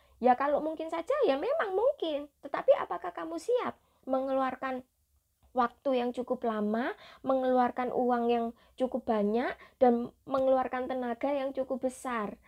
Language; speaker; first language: Indonesian; native; Indonesian